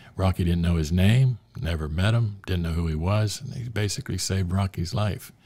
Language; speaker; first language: English; native; English